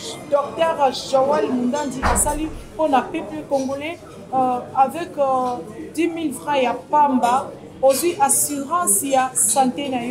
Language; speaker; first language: French; non-native, local second language; Lingala